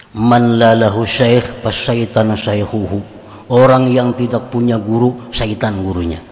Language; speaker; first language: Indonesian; non-native, local second language; Banjar